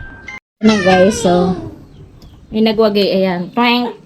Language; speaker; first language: Filipino; native; Filipino